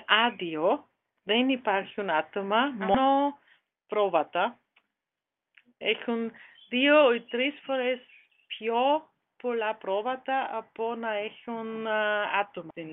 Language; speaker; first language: Greek; non-native, learner; German